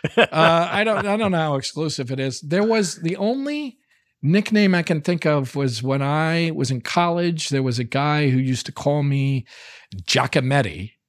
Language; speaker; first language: English; native; English